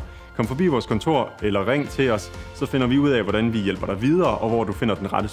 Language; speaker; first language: Danish; native; Danish